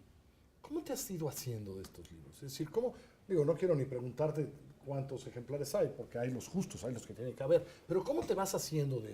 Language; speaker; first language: Spanish; native; Spanish